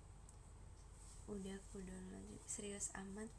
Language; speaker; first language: Indonesian; native; Indonesian